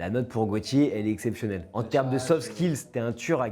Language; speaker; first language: French; native; French